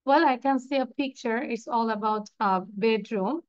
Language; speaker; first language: English; non-native, local second language; Bangla